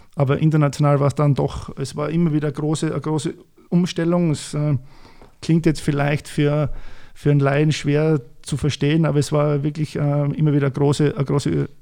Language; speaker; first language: German; native; German